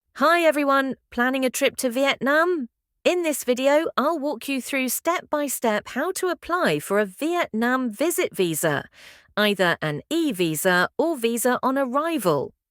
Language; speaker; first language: English; non-native, fluent; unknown